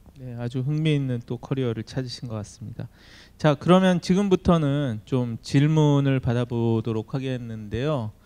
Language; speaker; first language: Korean; native; Korean